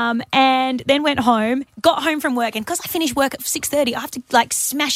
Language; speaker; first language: English; native; English